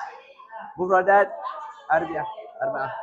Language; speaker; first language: Arabic; non-native, fluent; Malay